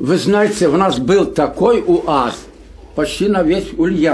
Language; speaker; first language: Russian; native; Russian